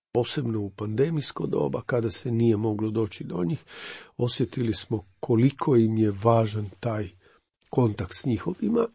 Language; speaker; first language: Croatian; native; Croatian